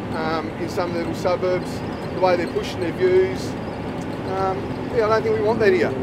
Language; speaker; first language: English; native; English